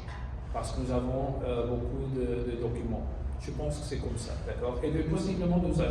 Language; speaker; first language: French; non-native, fluent; Portuguese